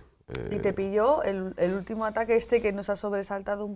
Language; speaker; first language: Spanish; native; Spanish